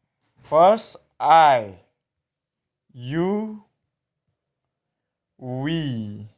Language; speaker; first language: English; non-native, fluent; Indonesian